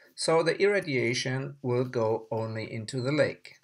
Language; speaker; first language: English; non-native, fluent; German